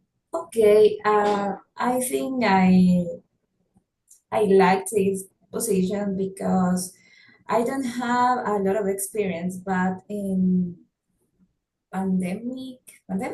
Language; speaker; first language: English; non-native, learner; Spanish